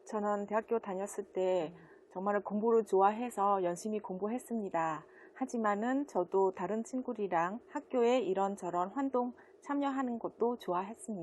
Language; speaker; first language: Korean; non-native, fluent; Vietnamese